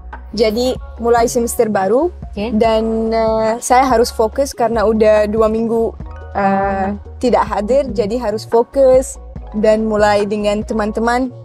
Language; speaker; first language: Indonesian; non-native, learner; Arabic